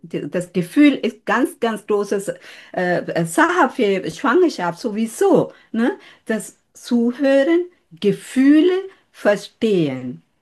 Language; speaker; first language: German; non-native, fluent; Sinhala